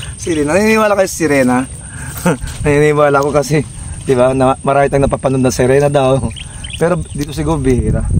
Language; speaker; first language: Filipino; non-native, local second language; Pangasinan